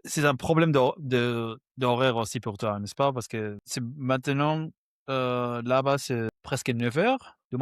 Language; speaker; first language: French; non-native, fluent; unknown